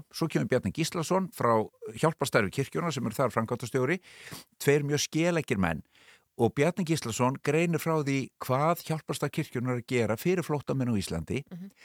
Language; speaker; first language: Icelandic; native; Icelandic